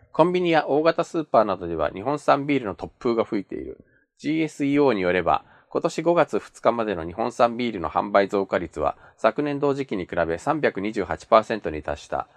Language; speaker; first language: Japanese; native; Japanese